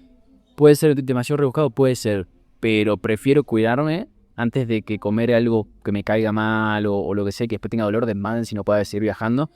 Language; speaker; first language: Spanish; native; Spanish